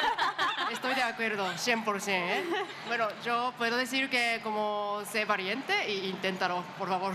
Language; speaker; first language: Spanish; non-native, learner; Japanese